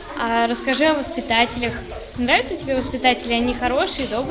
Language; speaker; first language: Russian; native; Russian